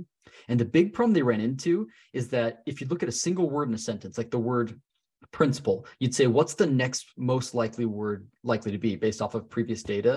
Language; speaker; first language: English; native; English